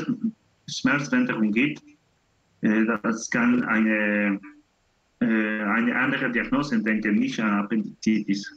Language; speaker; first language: German; non-native, learner; Spanish